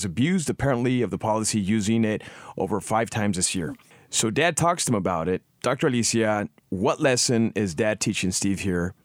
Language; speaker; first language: English; native; English